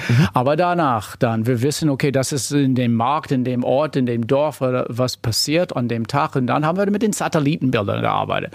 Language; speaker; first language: German; non-native, fluent; English